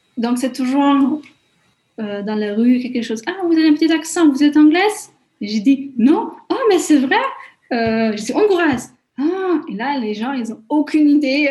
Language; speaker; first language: French; non-native, fluent; Hungarian